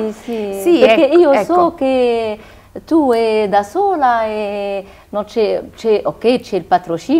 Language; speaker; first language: Italian; non-native, learner; Arabic